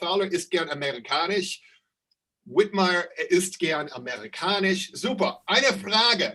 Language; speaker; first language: German; non-native, fluent; English